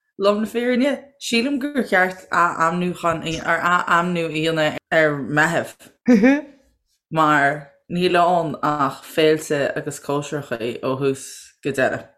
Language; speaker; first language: Irish; non-native, local second language; English